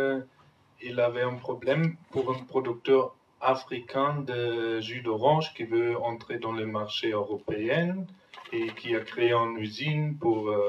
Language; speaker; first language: French; non-native, fluent; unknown